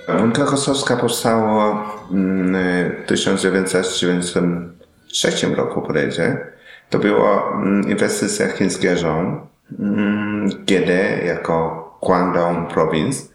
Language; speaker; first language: Polish; non-native, learner; Vietnamese